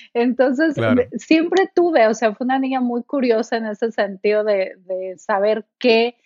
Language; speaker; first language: Spanish; native; Spanish